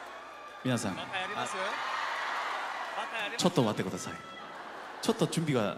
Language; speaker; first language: Japanese; non-native, fluent; Korean